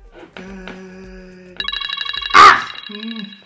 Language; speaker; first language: English; non-native, fluent; German